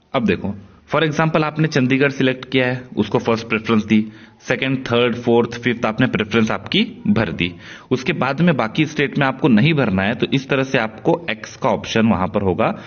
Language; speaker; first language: Hindi; non-native, local second language; Marathi